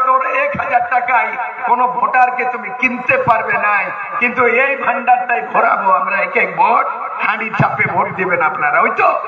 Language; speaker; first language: Bangla; non-native, local second language; Santali